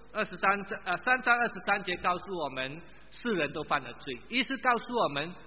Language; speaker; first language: Chinese; non-native, local second language; Min Nan Chinese